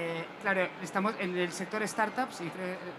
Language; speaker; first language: Spanish; native; Spanish